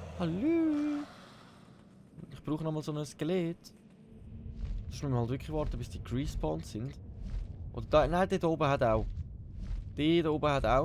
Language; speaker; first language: German; native; German